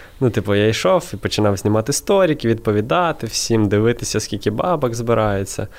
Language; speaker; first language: Ukrainian; non-native, local second language; Russian